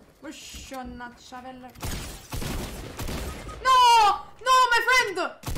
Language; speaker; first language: English; non-native, learner; Italian